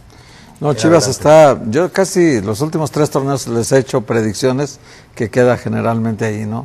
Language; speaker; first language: Spanish; native; Spanish